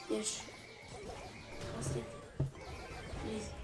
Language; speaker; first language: Hebrew; native; Hebrew